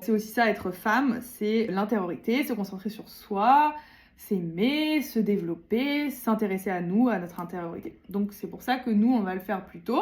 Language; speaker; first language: French; native; French